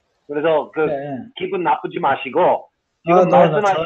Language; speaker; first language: Korean; non-native, fluent; English